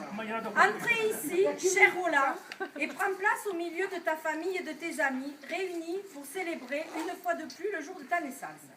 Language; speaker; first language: French; native; French